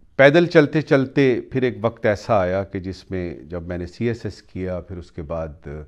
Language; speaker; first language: Urdu; non-native, local second language; Punjabi